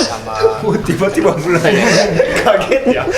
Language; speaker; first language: Indonesian; non-native, learner; Japanese